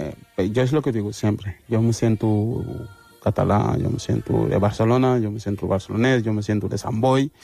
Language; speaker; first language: Catalan; early bilingual, other home language; Wolof